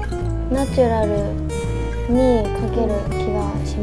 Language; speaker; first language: Japanese; native; Japanese